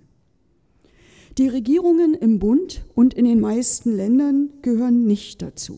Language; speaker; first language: German; native; German